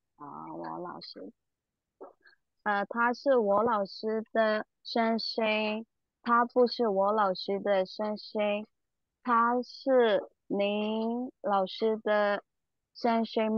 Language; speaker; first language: Chinese; non-native, learner; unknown